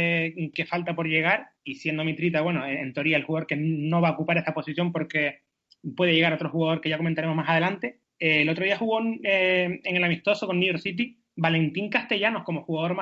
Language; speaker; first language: Spanish; native; Spanish